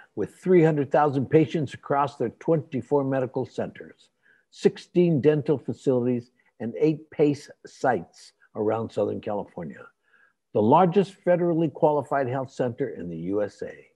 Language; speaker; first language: English; native; English